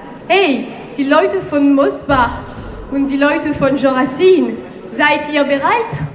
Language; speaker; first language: German; non-native, learner; French